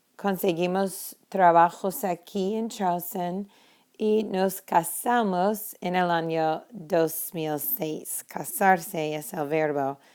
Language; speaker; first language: Spanish; non-native, fluent; English